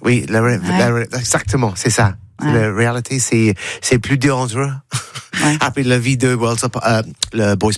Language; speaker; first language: French; non-native, learner; English